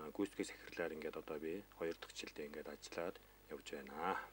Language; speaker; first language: Mongolian; non-native, local second language; Tuvinian